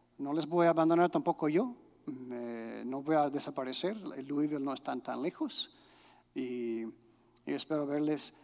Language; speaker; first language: Spanish; non-native, fluent; English